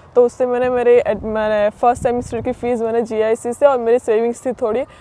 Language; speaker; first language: Hindi; non-native, local second language; Gujarati